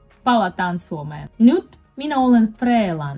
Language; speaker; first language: Finnish; non-native, learner; Russian